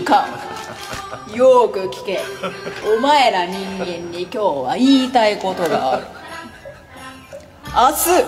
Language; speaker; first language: Japanese; native; Japanese